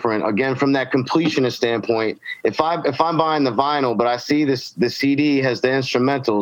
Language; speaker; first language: English; native; English